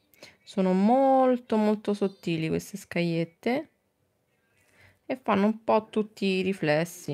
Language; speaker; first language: Italian; native; Italian